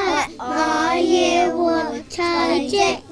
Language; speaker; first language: Chinese; early bilingual, heritage; Cantonese